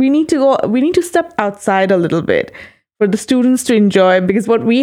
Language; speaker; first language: English; non-native, local second language; Bangla